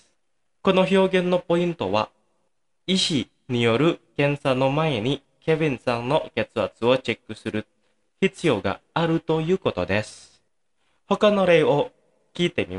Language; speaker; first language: Japanese; non-native, fluent; Indonesian